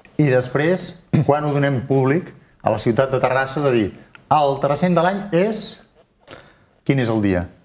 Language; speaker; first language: Catalan; native; Catalan